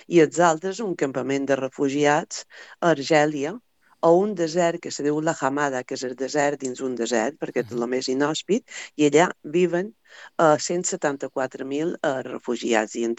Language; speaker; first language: Catalan; native; Catalan